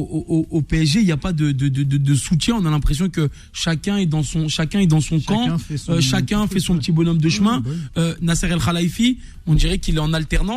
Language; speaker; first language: French; native; French